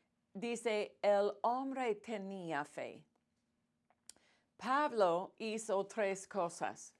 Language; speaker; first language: Spanish; non-native, fluent; English